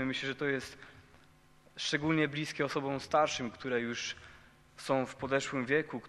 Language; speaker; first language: Polish; native; Polish